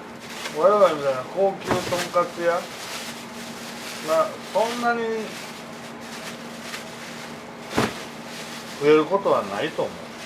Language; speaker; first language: Japanese; native; Japanese